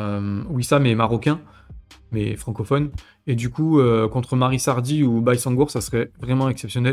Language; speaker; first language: French; native; French